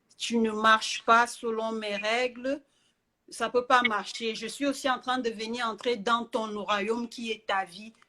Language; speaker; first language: French; native; French